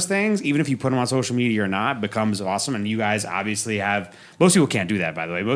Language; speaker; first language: English; native; English